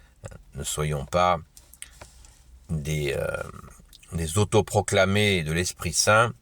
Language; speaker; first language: French; native; French